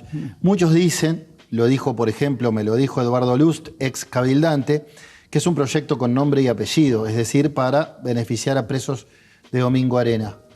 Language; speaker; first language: Spanish; native; Spanish